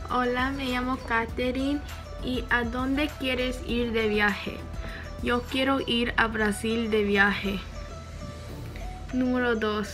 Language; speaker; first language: Spanish; non-native, learner; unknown